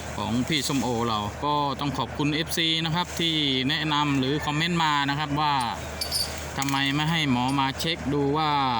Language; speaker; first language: Thai; non-native, local second language; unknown